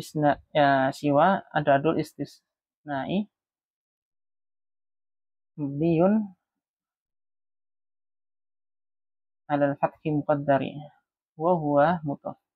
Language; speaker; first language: Arabic; non-native, fluent; Indonesian